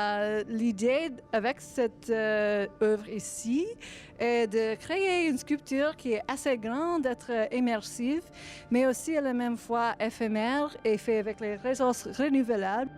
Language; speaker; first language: French; non-native, learner; English